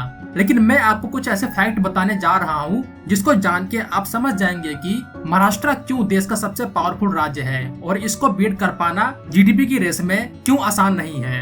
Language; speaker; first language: Hindi; native; Hindi